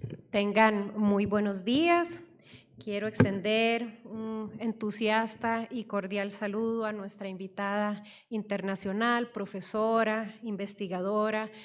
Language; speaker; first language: Spanish; native; Spanish